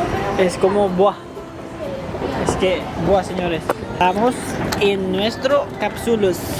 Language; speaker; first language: Spanish; non-native, learner; Filipino